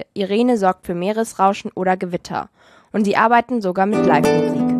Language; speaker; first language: German; native; German